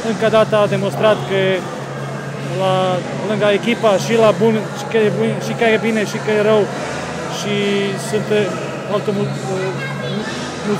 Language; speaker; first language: Romanian; non-native, fluent; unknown